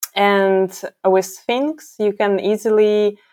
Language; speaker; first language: English; non-native, fluent; Ukrainian